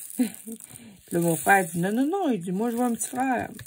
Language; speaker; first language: French; native; French